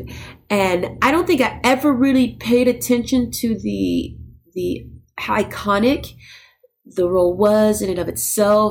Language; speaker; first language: English; native; English